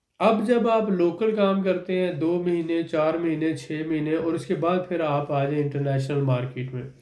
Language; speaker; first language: Urdu; non-native, local second language; Punjabi